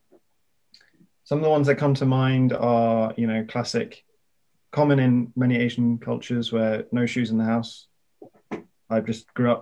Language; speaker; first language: English; native; English